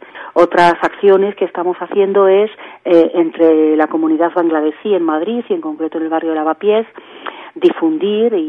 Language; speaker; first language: Spanish; native; Spanish